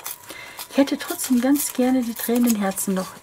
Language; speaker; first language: German; native; German